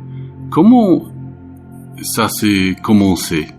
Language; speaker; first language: French; non-native, fluent; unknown